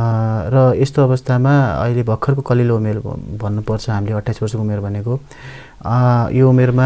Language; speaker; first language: Nepali; native; Nepali